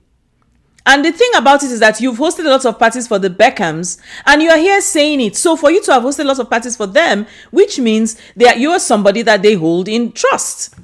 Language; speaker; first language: English; non-native, local second language; Igbo